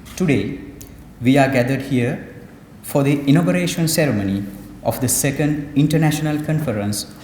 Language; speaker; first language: English; non-native, local second language; Sinhala